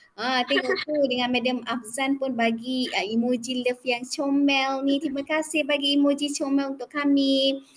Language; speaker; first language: Malay; native; Malay